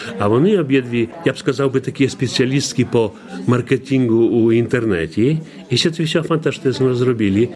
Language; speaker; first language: Polish; non-native, local second language; Ukrainian